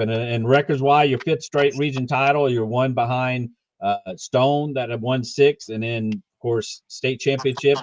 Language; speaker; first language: English; native; English